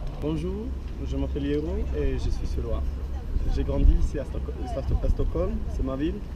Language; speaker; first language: French; non-native, learner; Swedish